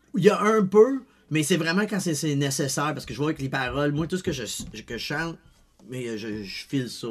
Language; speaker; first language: French; early bilingual, other home language; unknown